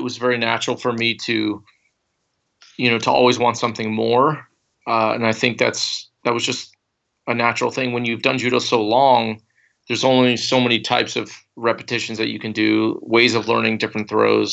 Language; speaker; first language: English; native; English